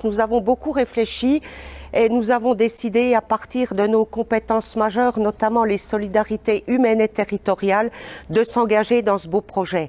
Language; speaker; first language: French; native; French